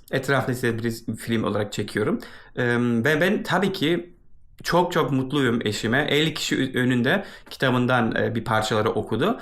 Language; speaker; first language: Turkish; early bilingual, heritage; Turkish